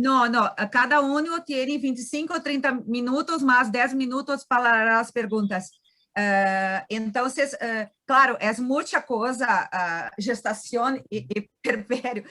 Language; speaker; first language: Spanish; non-native, learner; Portuguese